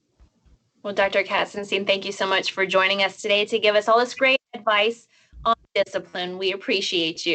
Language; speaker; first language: English; native; English